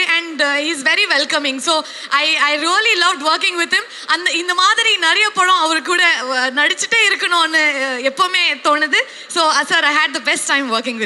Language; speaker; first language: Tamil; non-native, learner; Kannada